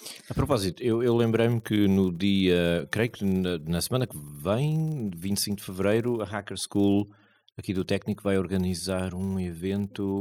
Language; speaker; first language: Portuguese; native; Portuguese